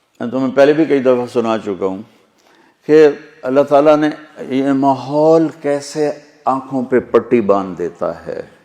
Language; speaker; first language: Urdu; non-native, local second language; Punjabi